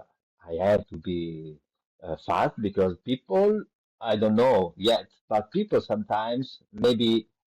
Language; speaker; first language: English; non-native, learner; Italian